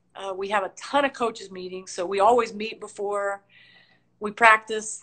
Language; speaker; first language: English; native; English